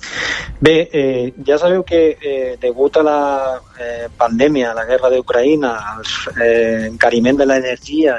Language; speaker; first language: Catalan; native; Catalan